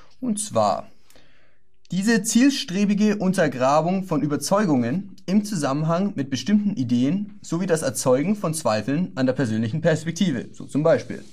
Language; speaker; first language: German; native; German